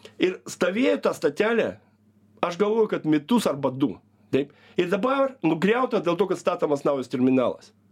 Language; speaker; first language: Lithuanian; non-native, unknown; Russian